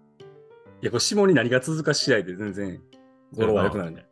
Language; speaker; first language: Japanese; native; Japanese